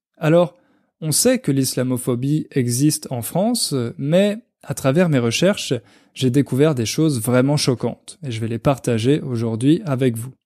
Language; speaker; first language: French; native; French